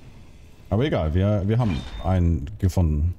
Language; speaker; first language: German; native; German